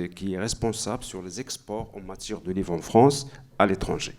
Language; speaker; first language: French; non-native, local second language; Arabic